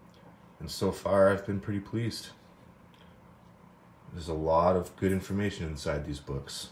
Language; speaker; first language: English; native; English